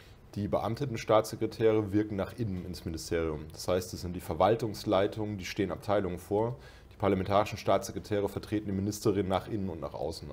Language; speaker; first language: German; native; German